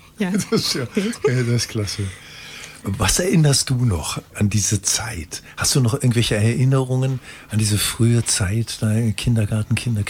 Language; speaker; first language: German; native; German